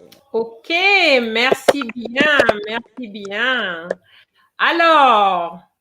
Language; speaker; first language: French; non-native, fluent; English